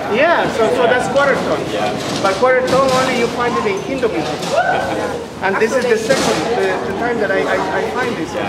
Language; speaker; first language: English; non-native, fluent; Spanish